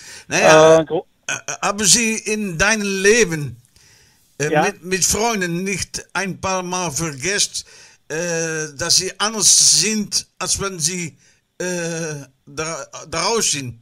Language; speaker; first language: German; non-native, learner; Dutch